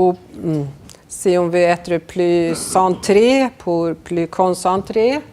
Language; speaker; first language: French; non-native, fluent; Swedish